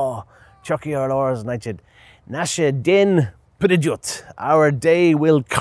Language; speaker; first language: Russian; non-native, learner; English